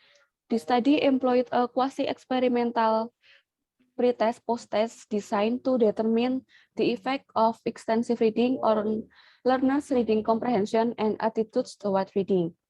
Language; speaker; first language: English; non-native, learner; Indonesian